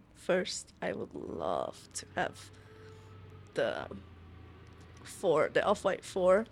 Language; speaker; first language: English; non-native, fluent; Italian